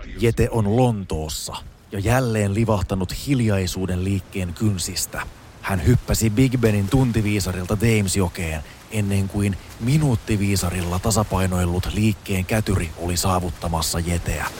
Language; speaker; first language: Finnish; native; Finnish